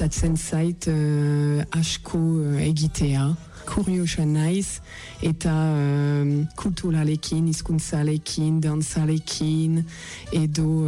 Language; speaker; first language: Basque; non-native, learner; French